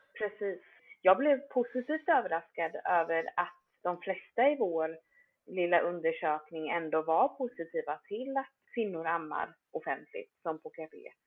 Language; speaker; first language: Swedish; native; Swedish